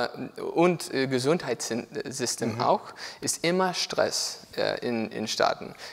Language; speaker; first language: German; non-native, learner; English